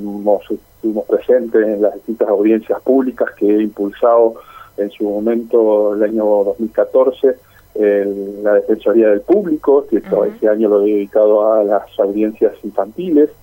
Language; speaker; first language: Spanish; native; Spanish